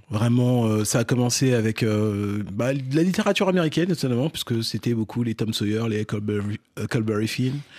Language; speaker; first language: French; early bilingual, other home language; Fon